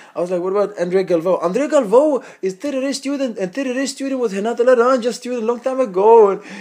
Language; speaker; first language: English; non-native, fluent; Swedish